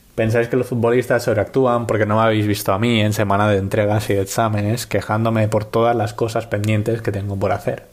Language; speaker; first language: Spanish; native; Spanish